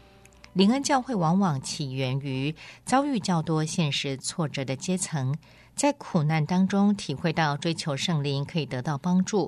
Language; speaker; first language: Chinese; native; Chinese